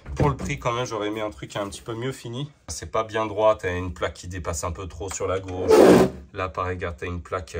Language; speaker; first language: French; native; French